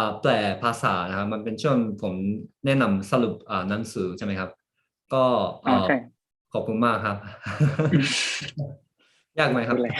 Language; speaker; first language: Thai; early bilingual, heritage; Japanese